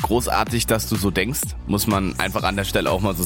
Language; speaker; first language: German; native; German